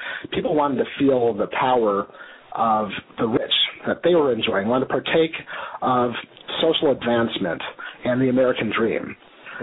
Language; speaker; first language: English; native; English